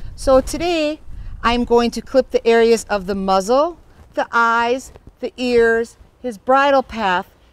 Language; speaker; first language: English; native; English